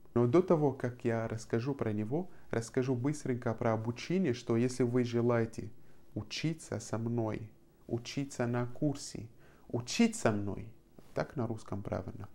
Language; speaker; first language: Russian; non-native, fluent; Arabic